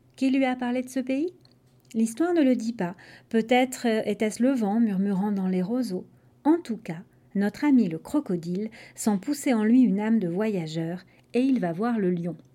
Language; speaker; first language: French; non-native, fluent; English